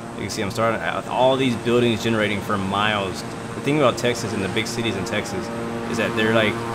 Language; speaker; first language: English; native; English